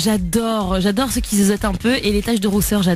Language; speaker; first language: French; native; French